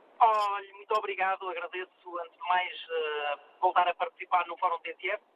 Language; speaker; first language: Portuguese; native; Portuguese